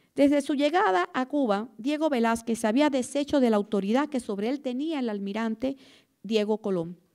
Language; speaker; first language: Spanish; native; Spanish